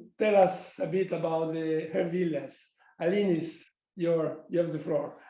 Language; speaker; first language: English; non-native, fluent; Italian